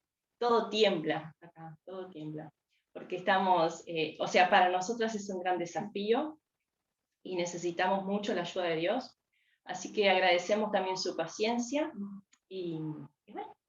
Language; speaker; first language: Spanish; native; Spanish